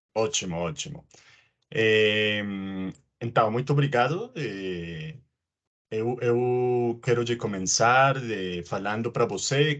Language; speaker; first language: Portuguese; non-native, learner; Spanish